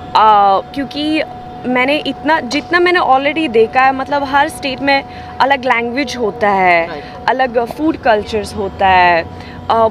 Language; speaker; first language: Hindi; non-native, fluent; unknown